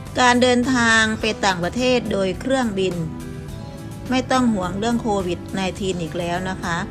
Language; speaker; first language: Thai; native; Thai